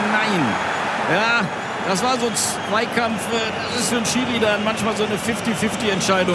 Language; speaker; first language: German; native; German